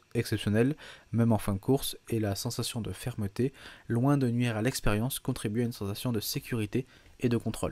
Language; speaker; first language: French; native; French